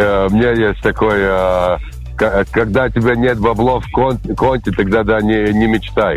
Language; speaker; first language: Russian; non-native, learner; Latvian